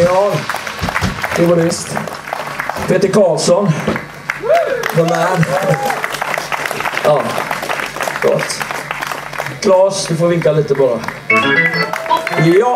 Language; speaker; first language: Swedish; native; Swedish